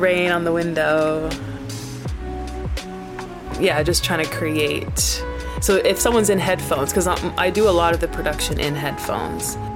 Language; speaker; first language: English; native; English